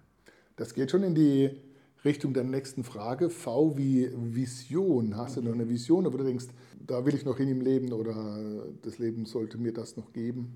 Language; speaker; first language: German; native; German